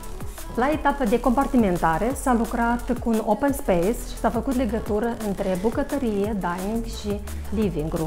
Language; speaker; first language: Romanian; native; Romanian